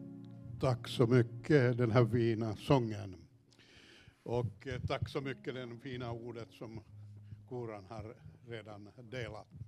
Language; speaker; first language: Swedish; non-native, fluent; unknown